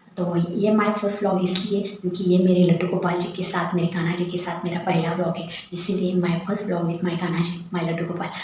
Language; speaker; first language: Hindi; non-native, local second language; Marathi